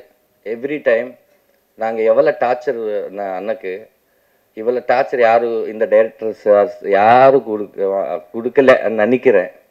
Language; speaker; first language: Tamil; non-native, local second language; Telugu